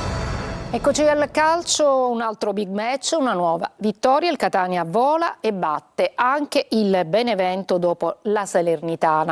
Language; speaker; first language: Italian; native; Italian